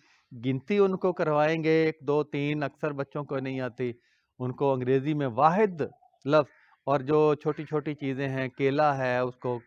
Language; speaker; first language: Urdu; non-native, local second language; Punjabi